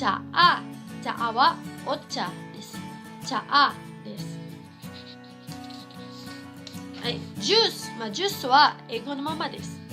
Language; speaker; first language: Japanese; non-native, fluent; Cebuano